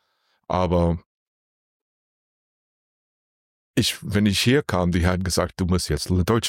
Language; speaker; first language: German; non-native, learner; English